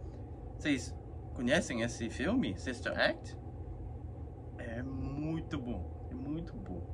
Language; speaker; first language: Portuguese; non-native, fluent; Korean